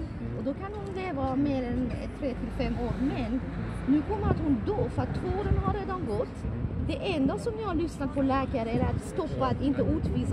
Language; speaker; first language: Swedish; non-native, fluent; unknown